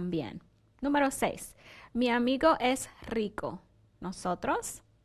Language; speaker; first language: Spanish; non-native, fluent; English